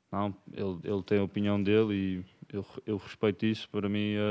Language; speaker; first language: Portuguese; early bilingual, other home language; English